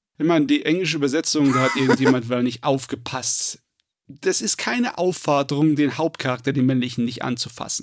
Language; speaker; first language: German; native; German